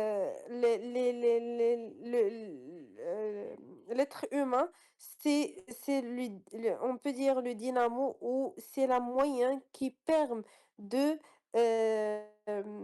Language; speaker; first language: French; non-native, local second language; Arabic